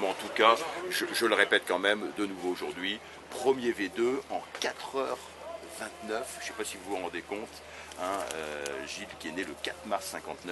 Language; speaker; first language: French; native; French